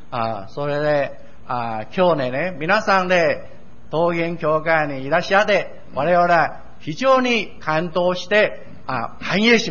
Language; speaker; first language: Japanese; non-native, learner; Min Nan Chinese